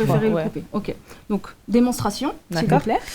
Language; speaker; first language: French; native; French